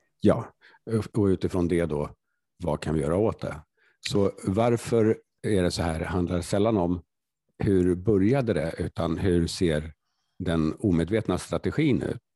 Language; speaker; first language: Swedish; native; Swedish